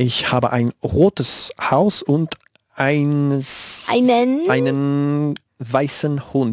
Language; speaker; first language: German; non-native, learner; Spanish